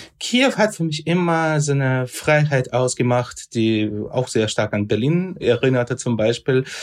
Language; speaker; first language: German; non-native, fluent; Russian